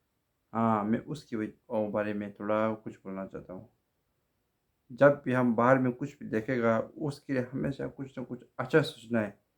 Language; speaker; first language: Hindi; non-native, local second language; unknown